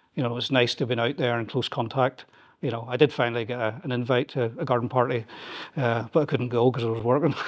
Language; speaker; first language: English; native; English